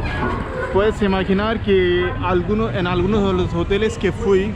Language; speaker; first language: Spanish; non-native, learner; Hindi